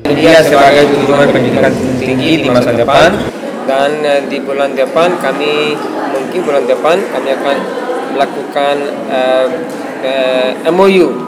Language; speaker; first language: Indonesian; non-native, fluent; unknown